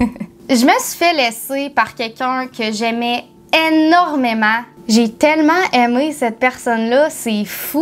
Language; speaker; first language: French; native; French